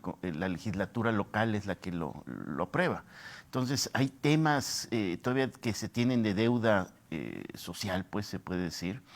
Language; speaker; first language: Spanish; native; Spanish